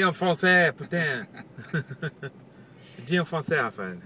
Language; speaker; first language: French; non-native, learner; Portuguese